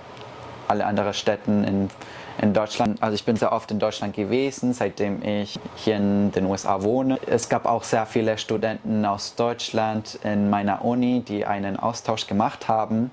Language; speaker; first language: German; early bilingual, heritage; Spanish